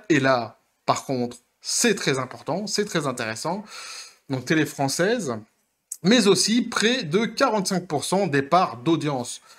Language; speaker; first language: French; native; French